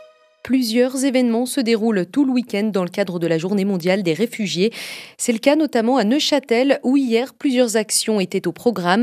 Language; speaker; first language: French; native; French